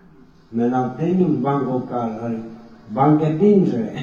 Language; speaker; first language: Czech; non-native, local second language; Romany